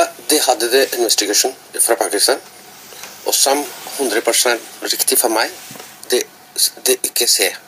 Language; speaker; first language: Norwegian; non-native, learner; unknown